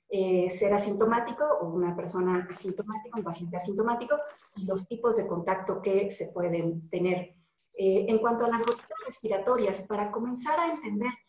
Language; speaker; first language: Spanish; native; Spanish